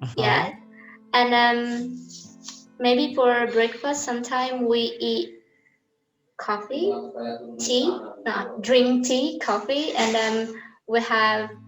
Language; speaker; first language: English; non-native, learner; Indonesian